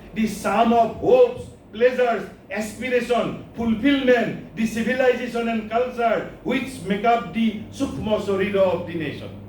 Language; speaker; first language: English; non-native, local second language; Assamese